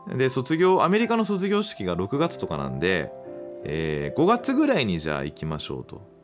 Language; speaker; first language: Japanese; native; Japanese